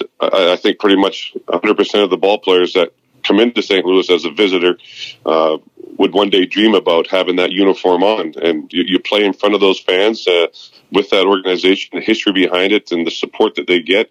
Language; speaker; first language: English; native; English